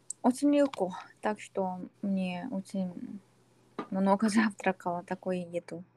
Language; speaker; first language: Russian; non-native, learner; Korean